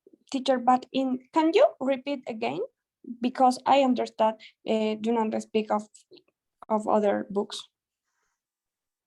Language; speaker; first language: English; non-native, learner; Spanish